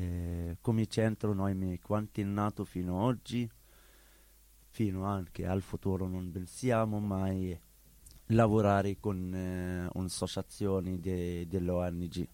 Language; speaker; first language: Italian; non-native, learner; Arabic